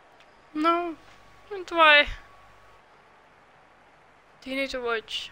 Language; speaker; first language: English; non-native, learner; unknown